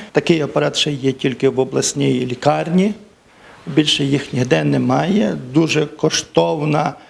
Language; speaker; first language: Ukrainian; native; Ukrainian